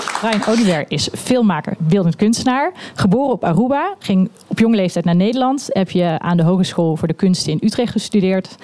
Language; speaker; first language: Dutch; native; Dutch